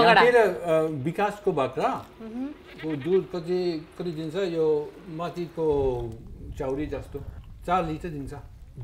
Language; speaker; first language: Nepali; non-native, learner; English